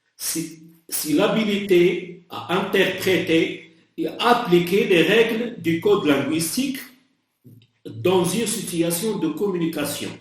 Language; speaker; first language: French; non-native, local second language; Arabic